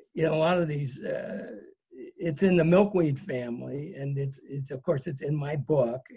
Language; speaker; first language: English; native; English